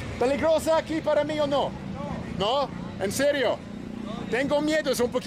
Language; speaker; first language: Spanish; non-native, learner; English